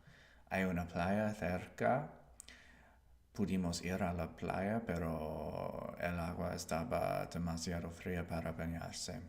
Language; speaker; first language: Spanish; non-native, learner; English